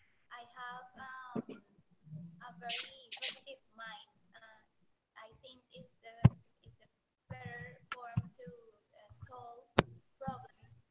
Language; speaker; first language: English; non-native, learner; Spanish